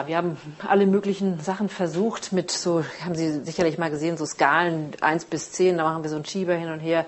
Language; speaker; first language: German; native; German